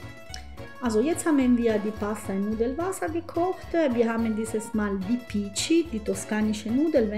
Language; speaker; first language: German; non-native, fluent; Italian